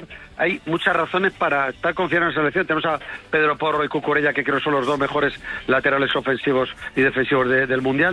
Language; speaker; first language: Spanish; native; Spanish